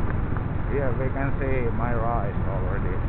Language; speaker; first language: English; non-native, learner; Finnish